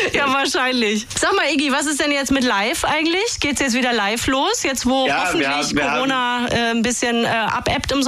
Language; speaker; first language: German; native; German